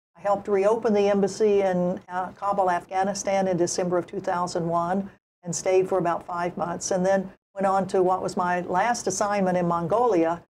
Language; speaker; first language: English; native; English